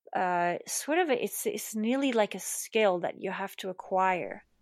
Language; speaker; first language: English; non-native, fluent; German